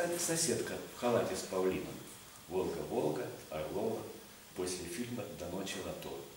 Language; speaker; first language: Russian; native; Russian